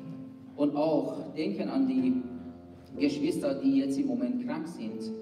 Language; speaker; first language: German; non-native, fluent; Persian